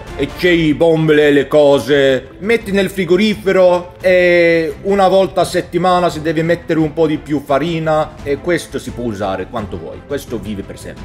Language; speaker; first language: Italian; non-native, learner; Swedish